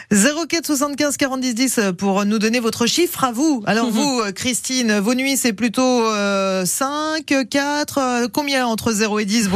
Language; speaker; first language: French; native; French